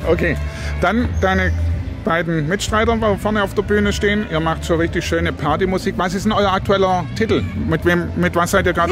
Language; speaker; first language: German; native; German